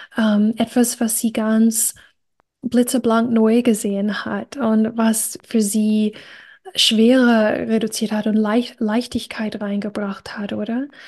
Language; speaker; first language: German; non-native, fluent; English